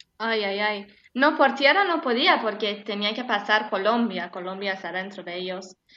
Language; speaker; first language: Spanish; non-native, fluent; Persian